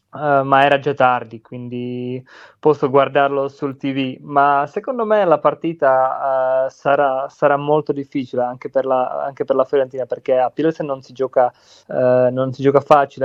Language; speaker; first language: Italian; non-native, learner; Czech